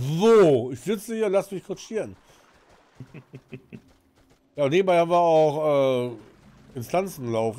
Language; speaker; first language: German; native; German